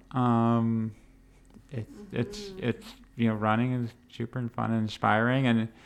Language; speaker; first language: English; native; English